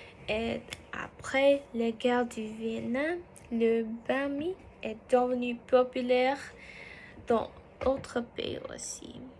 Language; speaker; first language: French; non-native, learner; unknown